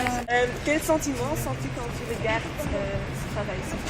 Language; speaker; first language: French; non-native, learner; Dutch